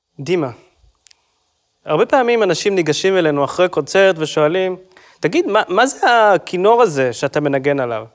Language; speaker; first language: Hebrew; native; Hebrew